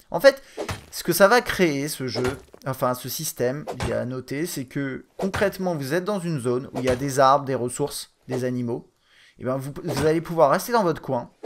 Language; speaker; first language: French; native; French